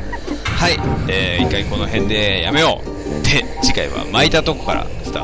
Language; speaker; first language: Japanese; native; Japanese